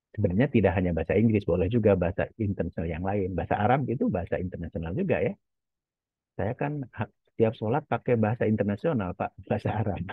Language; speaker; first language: Indonesian; non-native, local second language; Javanese